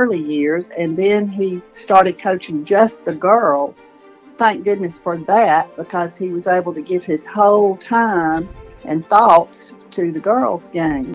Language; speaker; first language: English; native; English